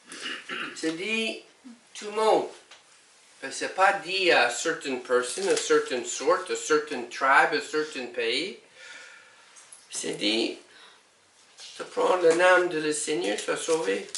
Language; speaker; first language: French; non-native, learner; English